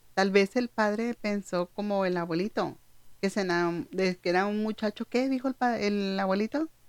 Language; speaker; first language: Spanish; native; Spanish